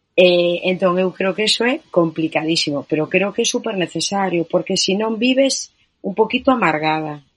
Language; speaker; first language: Galician; non-native, local second language; Spanish